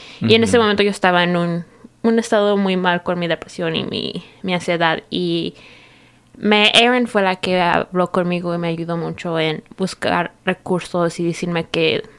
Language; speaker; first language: Spanish; early bilingual, heritage; Spanish